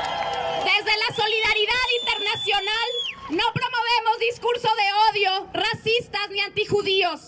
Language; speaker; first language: Spanish; native; Spanish